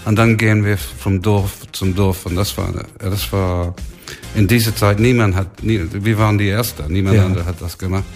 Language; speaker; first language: German; non-native, learner; English